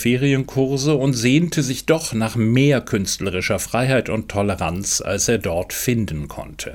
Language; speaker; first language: German; native; German